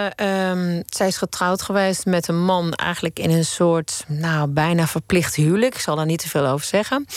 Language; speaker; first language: Dutch; native; Dutch